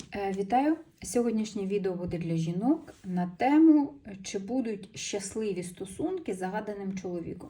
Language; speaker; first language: Ukrainian; non-native, local second language; Russian